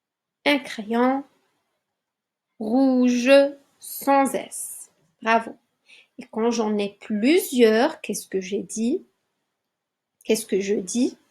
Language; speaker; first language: French; non-native, local second language; Arabic